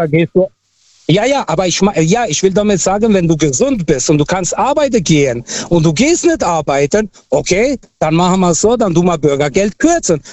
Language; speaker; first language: German; non-native, learner; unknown